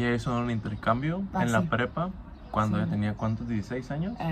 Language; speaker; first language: Spanish; native; Spanish